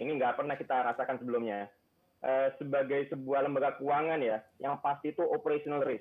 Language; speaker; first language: Indonesian; native; Indonesian